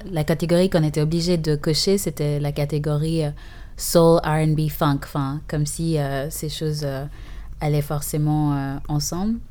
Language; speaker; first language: French; early bilingual, other home language; English